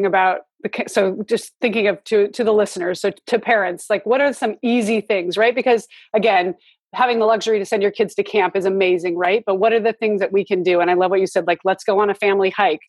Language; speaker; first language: English; native; English